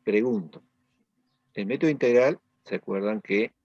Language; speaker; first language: Spanish; native; Spanish